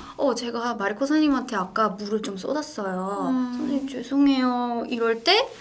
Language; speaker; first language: Korean; native; Korean